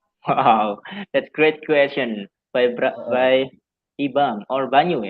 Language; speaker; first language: English; non-native, fluent; Javanese